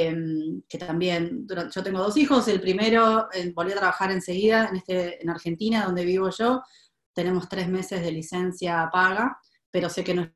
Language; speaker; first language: Spanish; native; Spanish